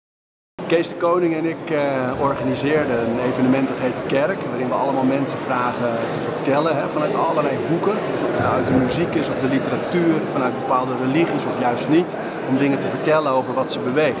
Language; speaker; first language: Dutch; native; Dutch